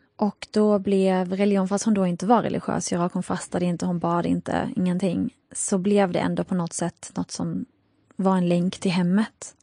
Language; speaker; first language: Swedish; early bilingual, other home language; Arabic